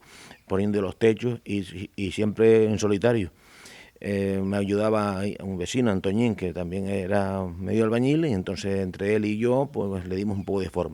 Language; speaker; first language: Spanish; native; Spanish